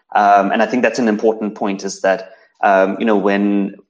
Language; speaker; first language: English; native; English